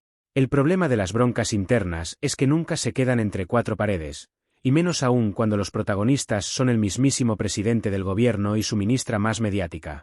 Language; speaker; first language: Spanish; native; Spanish